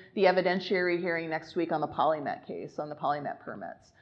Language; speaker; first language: English; native; English